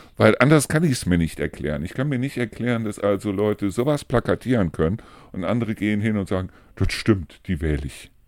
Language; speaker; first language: German; native; German